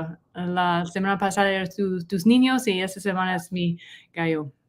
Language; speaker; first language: Spanish; non-native, learner; English